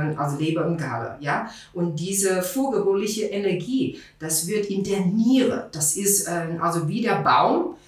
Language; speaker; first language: German; non-native, fluent; Chinese